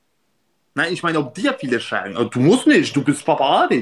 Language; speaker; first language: German; non-native, learner; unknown